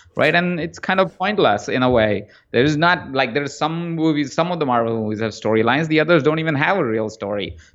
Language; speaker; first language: English; non-native, local second language; Hindi